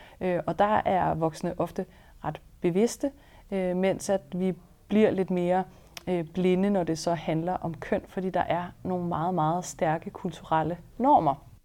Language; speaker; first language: Danish; native; Danish